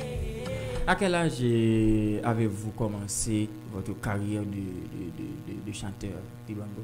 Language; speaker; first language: French; non-native, local second language; Haitian Creole